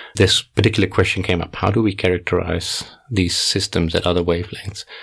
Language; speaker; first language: English; non-native, fluent; Dutch